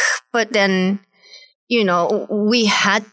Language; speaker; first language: English; non-native, fluent; Japanese